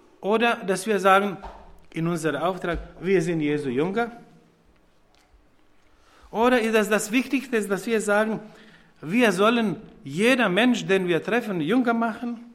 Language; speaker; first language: German; non-native, fluent; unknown